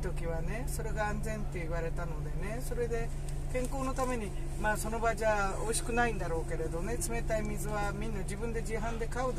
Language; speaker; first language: Japanese; native; Japanese